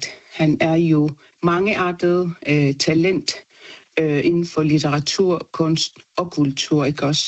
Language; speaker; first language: Danish; non-native, local second language; Kalaallisut